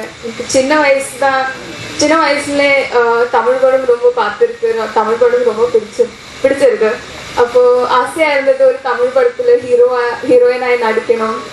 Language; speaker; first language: Tamil; non-native, fluent; Malayalam